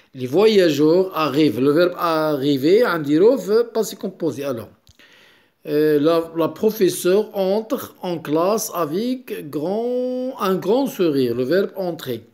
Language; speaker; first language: French; non-native, local second language; Arabic